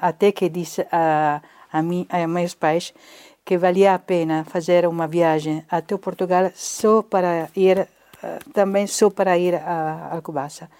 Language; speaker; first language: Portuguese; non-native, fluent; Italian